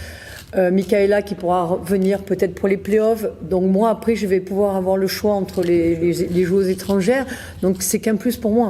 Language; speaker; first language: French; native; French